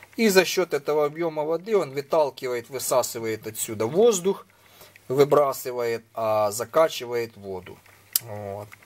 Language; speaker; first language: Russian; non-native, local second language; Ukrainian